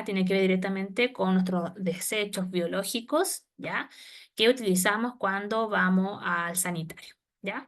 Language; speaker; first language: Spanish; native; Spanish